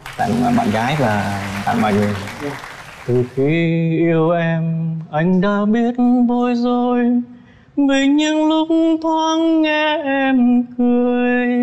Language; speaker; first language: Vietnamese; native; Vietnamese